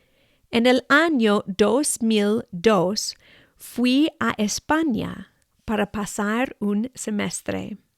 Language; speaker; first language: Spanish; non-native, fluent; English